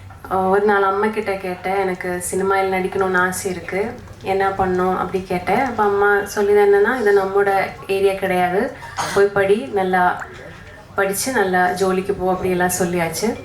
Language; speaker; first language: Tamil; non-native, fluent; Malayalam